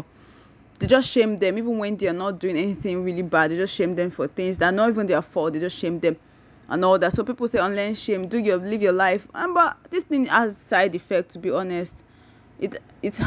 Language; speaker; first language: English; non-native, local second language; Yoruba